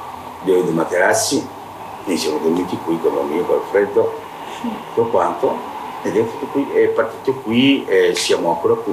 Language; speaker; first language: Italian; non-native, fluent; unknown